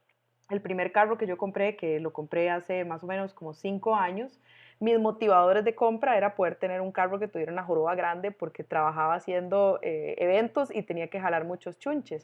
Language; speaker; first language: Spanish; native; Spanish